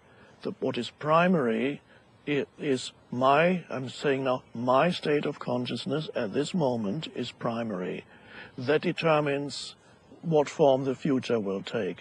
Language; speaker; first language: English; non-native, fluent; German